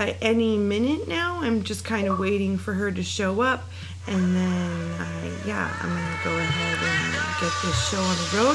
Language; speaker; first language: English; native; English